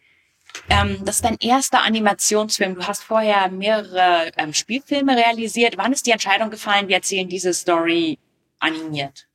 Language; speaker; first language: German; native; German